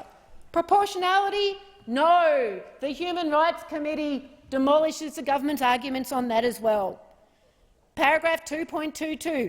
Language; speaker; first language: English; native; English